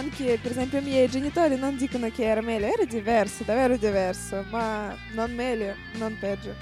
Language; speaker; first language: Italian; non-native, learner; Russian